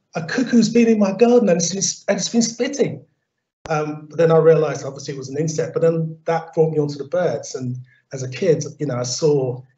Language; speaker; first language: English; native; English